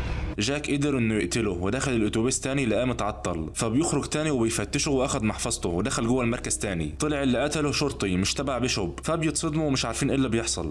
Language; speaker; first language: Arabic; native; Arabic